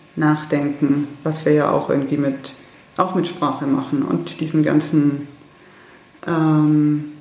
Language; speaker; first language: German; early bilingual, heritage; German